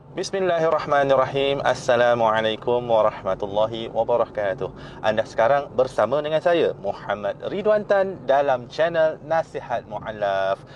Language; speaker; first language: Malay; non-native, local second language; Min Nan Chinese